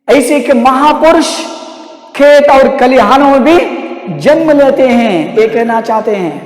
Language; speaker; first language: Hindi; non-native, local second language; Kannada